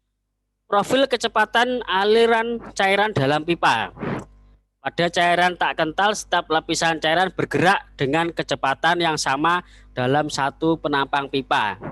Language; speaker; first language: Indonesian; native; Indonesian